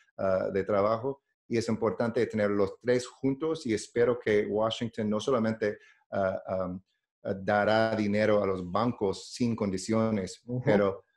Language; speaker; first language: Spanish; non-native, learner; English